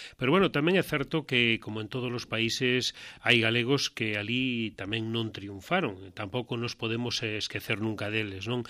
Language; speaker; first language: Galician; non-native, local second language; Spanish